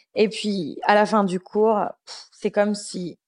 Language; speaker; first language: French; native; French